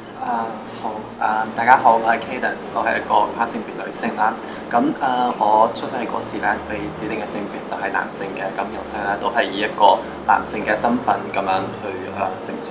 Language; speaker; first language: Cantonese; native; Cantonese